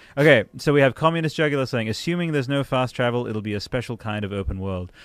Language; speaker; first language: English; early bilingual, other home language; Italian